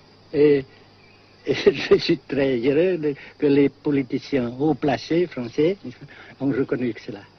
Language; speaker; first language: French; non-native, fluent; Vietnamese